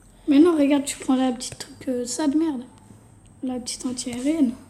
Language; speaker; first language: French; native; French